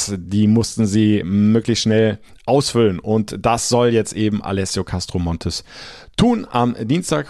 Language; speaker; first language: German; native; German